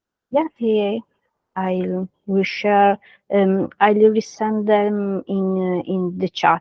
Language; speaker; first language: English; non-native, learner; Italian